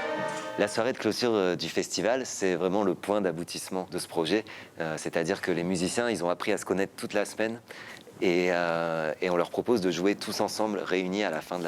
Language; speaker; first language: French; native; French